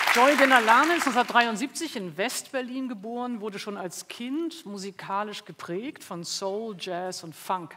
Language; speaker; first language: German; native; German